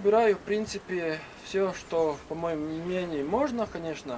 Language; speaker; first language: Russian; non-native, learner; Latvian